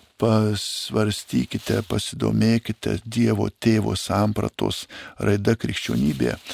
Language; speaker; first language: Lithuanian; native; Lithuanian